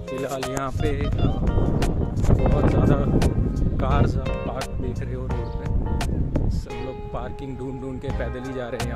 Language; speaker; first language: Hindi; non-native, local second language; Marathi